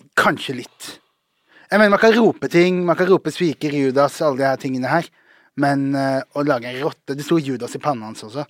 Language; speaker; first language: Norwegian; early bilingual, other home language; Somali